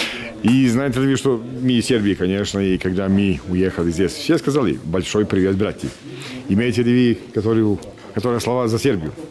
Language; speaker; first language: Russian; non-native, learner; Serbian